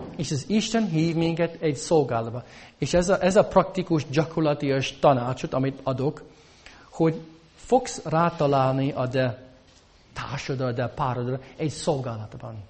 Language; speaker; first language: Hungarian; non-native, fluent; English